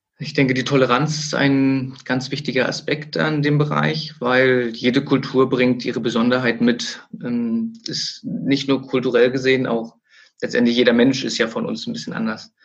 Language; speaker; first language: German; native; German